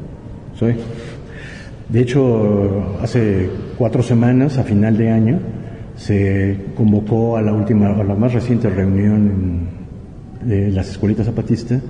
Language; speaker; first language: Spanish; native; Spanish